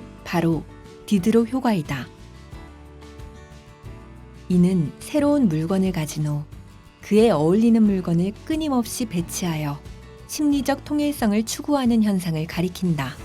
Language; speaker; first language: Korean; native; Korean